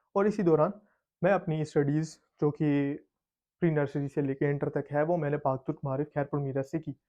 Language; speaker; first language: Urdu; native; Urdu